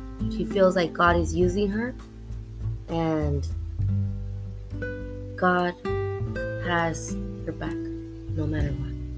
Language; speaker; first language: English; early bilingual, other home language; Spanish